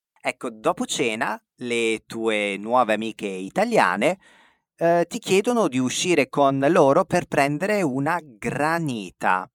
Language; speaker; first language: Italian; native; Italian